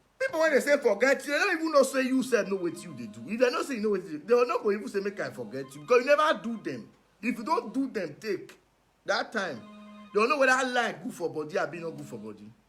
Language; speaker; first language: Nigerian Pidgin; non-native, local second language; Esan